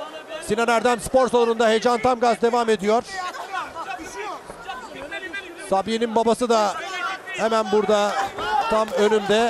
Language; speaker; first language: Turkish; native; Turkish